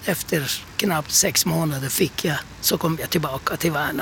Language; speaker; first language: Swedish; non-native, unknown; Turkish